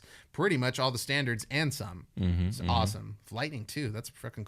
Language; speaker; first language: English; native; English